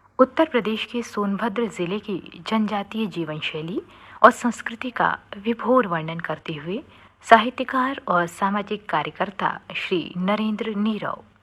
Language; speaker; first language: Hindi; native; Hindi